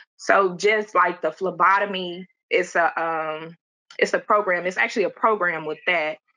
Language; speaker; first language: English; native; English